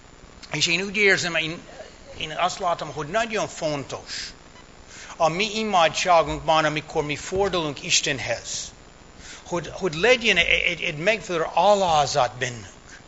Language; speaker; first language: Hungarian; early bilingual, heritage; English